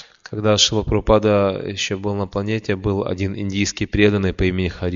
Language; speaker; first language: Russian; native; Russian